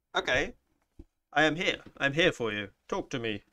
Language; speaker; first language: English; native; English